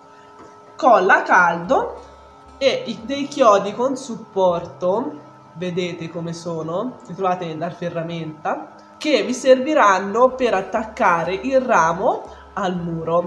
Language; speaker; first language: Italian; native; Italian